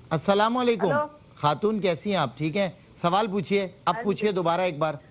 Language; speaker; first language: Urdu; native; Urdu